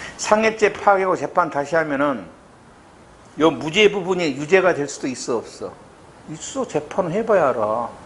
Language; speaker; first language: Korean; native; Korean